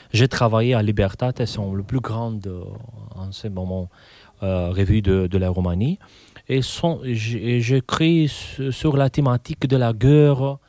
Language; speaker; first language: French; non-native, fluent; Romanian